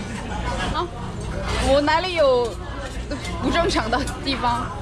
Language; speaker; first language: Chinese; non-native, fluent; Korean